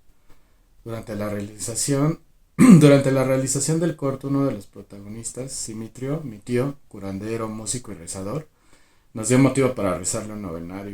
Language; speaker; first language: Spanish; native; Spanish